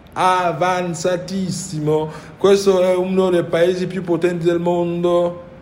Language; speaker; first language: Italian; non-native, fluent; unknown